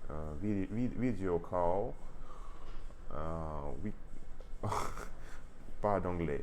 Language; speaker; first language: French; non-native, learner; Russian